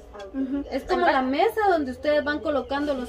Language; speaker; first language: Spanish; native; Spanish